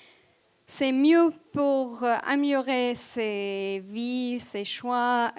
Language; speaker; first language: French; non-native, fluent; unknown